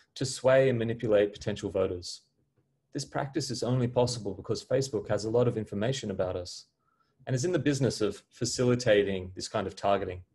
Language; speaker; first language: English; native; English